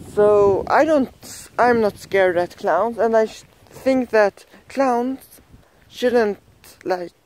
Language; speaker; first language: English; non-native, learner; Swedish